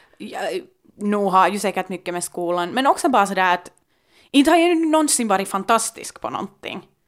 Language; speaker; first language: Swedish; native; Swedish